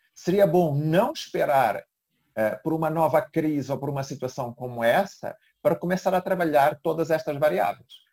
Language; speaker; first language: Portuguese; native; Portuguese